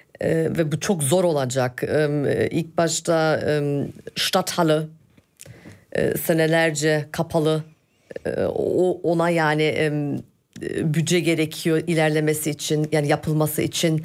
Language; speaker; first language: Turkish; early bilingual, heritage; Turkish